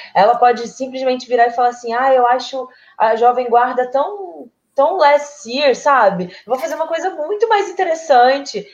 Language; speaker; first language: Portuguese; early bilingual, other home language; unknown